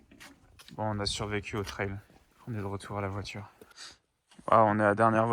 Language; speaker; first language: French; native; French